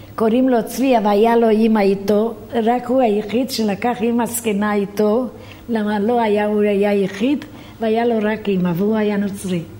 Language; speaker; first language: Hebrew; non-native, fluent; Romanian